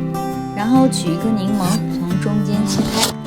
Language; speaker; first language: Chinese; native; Chinese